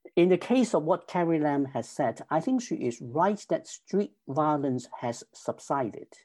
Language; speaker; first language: English; non-native, local second language; Cantonese